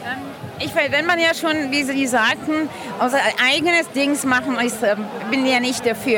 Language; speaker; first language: German; non-native, fluent; Persian